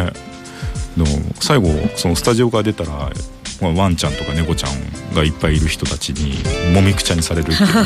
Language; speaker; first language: Japanese; native; Japanese